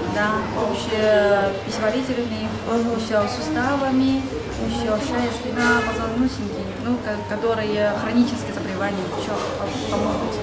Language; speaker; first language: Russian; non-native, learner; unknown